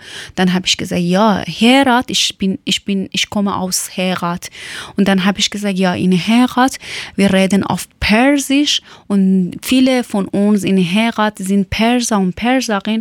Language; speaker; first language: German; non-native, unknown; Persian